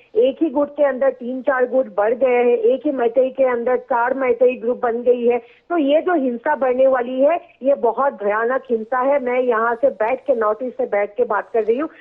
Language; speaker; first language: Hindi; non-native, local second language; Assamese